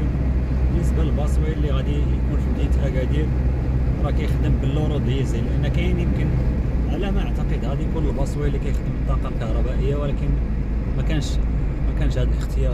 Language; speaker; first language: Arabic; native; Arabic